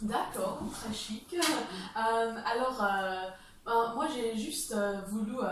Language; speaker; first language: French; non-native, fluent; English